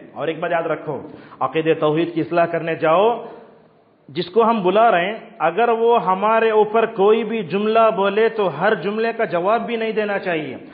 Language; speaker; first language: Urdu; native; Urdu